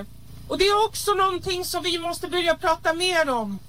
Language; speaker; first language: Swedish; early bilingual, other home language; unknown